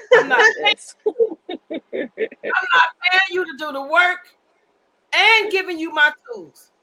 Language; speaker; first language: English; native; English